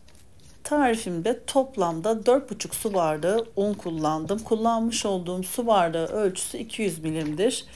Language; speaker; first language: Turkish; native; Turkish